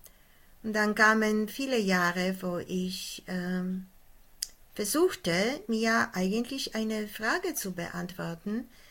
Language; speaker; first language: German; non-native, fluent; Polish